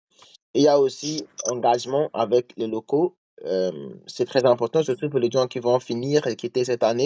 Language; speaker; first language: French; non-native, learner; English